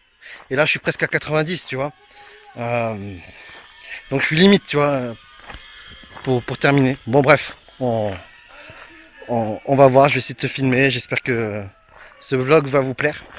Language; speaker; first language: French; native; French